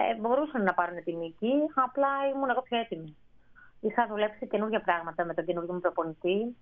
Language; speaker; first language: Greek; native; Greek